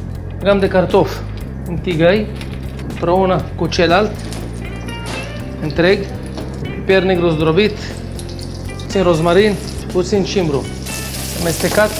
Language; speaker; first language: Romanian; non-native, learner; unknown